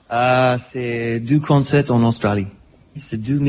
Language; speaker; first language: French; non-native, learner; English